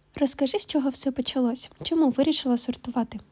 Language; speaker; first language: Ukrainian; native; Ukrainian